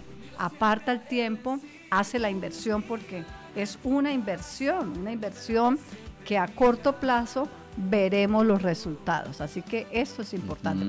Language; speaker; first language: Spanish; native; Spanish